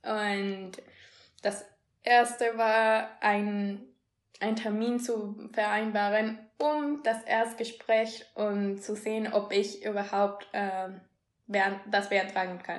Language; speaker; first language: German; non-native, fluent; Spanish